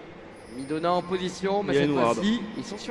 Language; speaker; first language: French; native; French